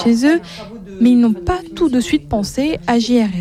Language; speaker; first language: French; native; French